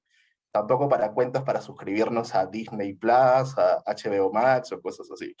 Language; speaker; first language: Spanish; native; Spanish